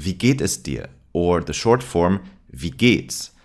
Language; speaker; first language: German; non-native, fluent; English